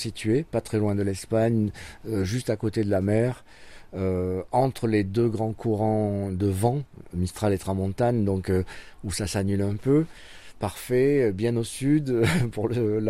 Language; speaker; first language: French; native; French